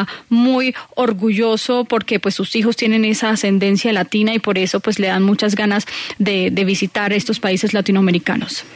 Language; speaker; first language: Spanish; native; Spanish